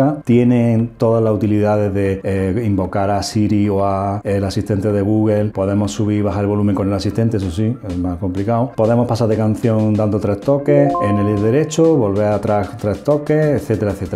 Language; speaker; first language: Spanish; native; Spanish